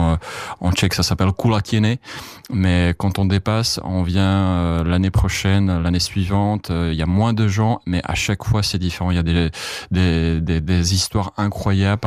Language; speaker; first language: French; non-native, fluent; Czech